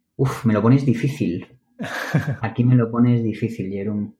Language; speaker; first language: Spanish; native; Spanish